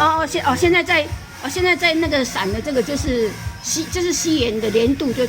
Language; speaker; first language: Chinese; native; Chinese